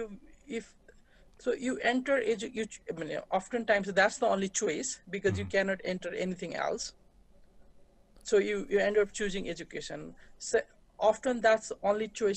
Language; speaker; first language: English; non-native, local second language; Nepali